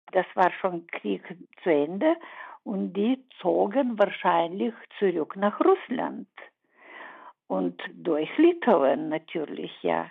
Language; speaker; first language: German; early bilingual, heritage; German